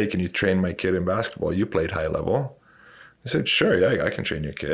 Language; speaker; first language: English; non-native, fluent; Romanian